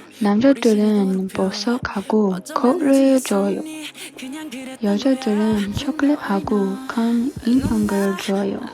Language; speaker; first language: Korean; non-native, learner; English